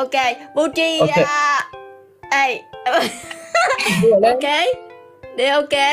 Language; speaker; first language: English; non-native, learner; Vietnamese